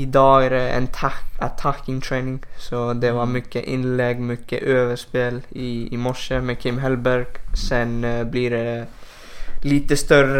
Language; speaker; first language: Swedish; non-native, fluent; Icelandic